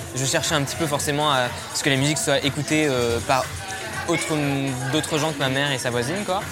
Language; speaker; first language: French; native; French